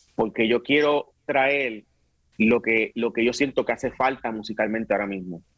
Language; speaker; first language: Spanish; native; Spanish